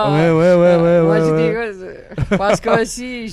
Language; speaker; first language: French; non-native, learner; Arabic